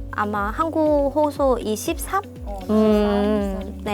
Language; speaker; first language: Korean; non-native, learner; Chinese